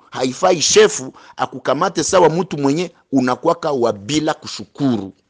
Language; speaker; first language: Swahili; native; Swahili